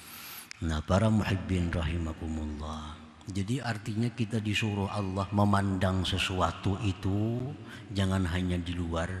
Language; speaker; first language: Indonesian; non-native, local second language; Banjar